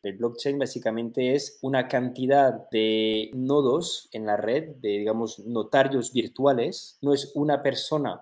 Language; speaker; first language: Spanish; native; Spanish